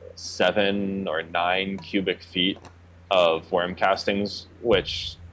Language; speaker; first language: English; native; English